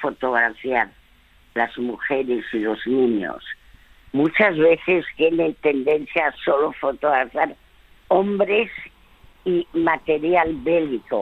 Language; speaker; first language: Spanish; early bilingual, other home language; French